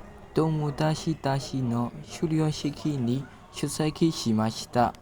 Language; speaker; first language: Japanese; non-native, learner; Burmese